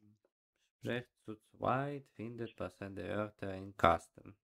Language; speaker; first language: German; non-native, learner; Ukrainian